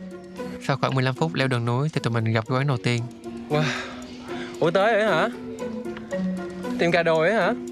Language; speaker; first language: Vietnamese; native; Vietnamese